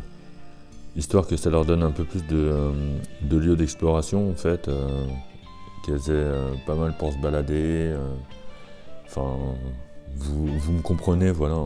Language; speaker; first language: French; native; French